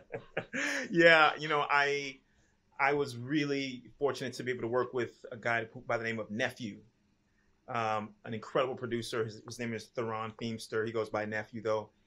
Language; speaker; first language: English; native; English